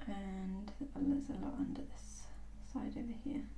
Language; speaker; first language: English; native; English